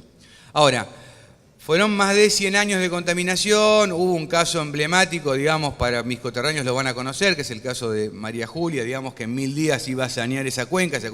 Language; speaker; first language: Spanish; native; Spanish